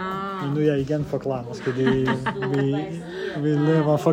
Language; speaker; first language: Danish; non-native, learner; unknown